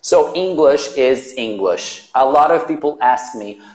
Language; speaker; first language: English; non-native, fluent; Portuguese